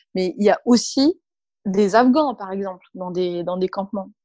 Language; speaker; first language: French; early bilingual, other home language; Arabic